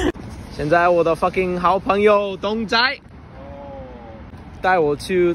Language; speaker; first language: Chinese; non-native, learner; English